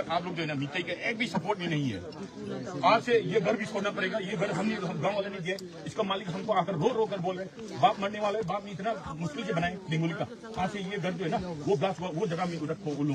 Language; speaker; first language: Hindi; non-native, local second language; Manipuri